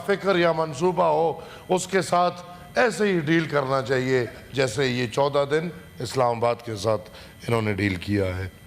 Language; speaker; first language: Urdu; non-native, local second language; Pashto